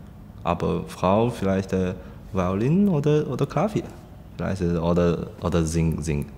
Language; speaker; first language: German; non-native, learner; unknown